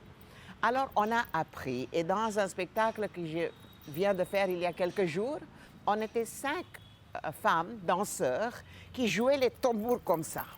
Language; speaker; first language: French; non-native, fluent; Gujarati